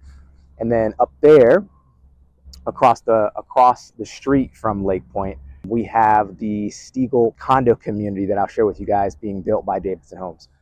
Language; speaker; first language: English; native; English